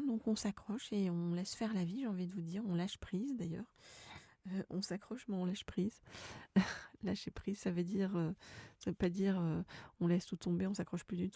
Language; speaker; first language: French; native; French